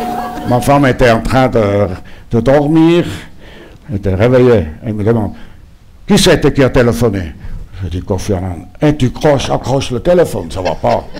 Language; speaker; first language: French; non-native, local second language; German